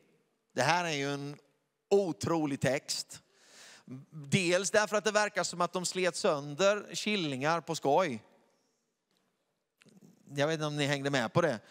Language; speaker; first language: Swedish; native; Swedish